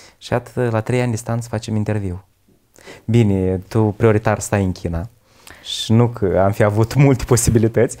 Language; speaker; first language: Romanian; native; Romanian